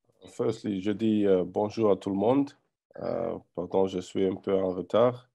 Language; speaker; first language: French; non-native, learner; English